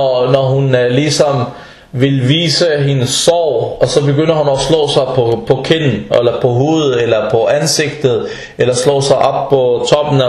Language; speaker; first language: Danish; non-native, fluent; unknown